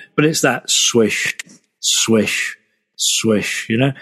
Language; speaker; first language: English; native; English